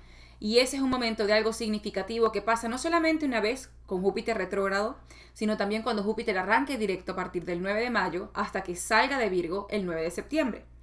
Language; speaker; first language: Spanish; native; Spanish